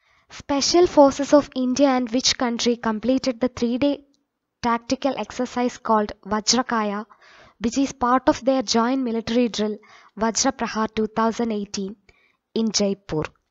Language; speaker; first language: English; non-native, local second language; Malayalam